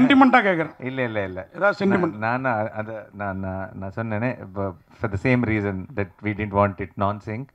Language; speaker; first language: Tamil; non-native, learner; Telugu